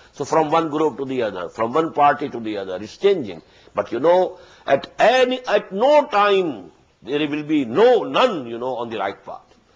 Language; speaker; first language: English; non-native, local second language; Punjabi